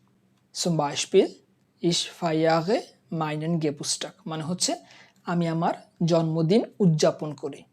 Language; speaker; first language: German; non-native, fluent; Bangla